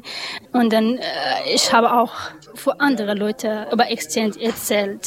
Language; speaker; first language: German; non-native, learner; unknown